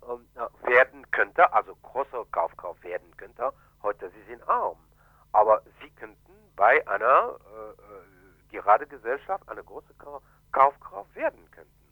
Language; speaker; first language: German; non-native, fluent; Haitian Creole